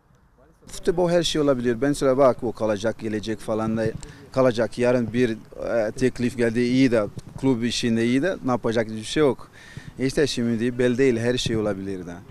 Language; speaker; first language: Turkish; non-native, fluent; Portuguese